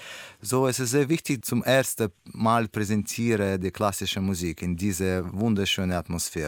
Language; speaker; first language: German; non-native, fluent; Russian